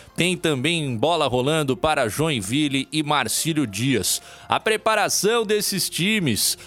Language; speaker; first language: Portuguese; native; Portuguese